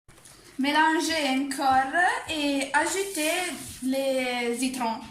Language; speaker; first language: French; non-native, learner; Italian